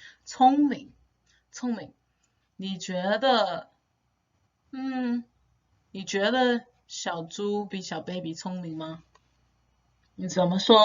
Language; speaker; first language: Chinese; non-native, fluent; English